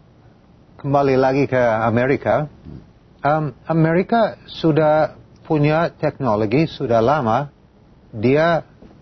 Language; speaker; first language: Indonesian; non-native, fluent; English